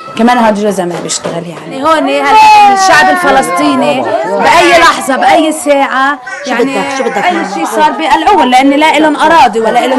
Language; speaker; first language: Arabic; native; Arabic